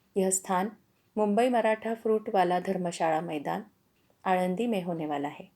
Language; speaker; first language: Hindi; non-native, local second language; Marathi